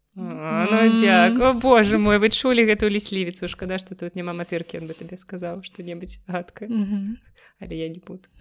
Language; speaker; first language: Belarusian; native; Belarusian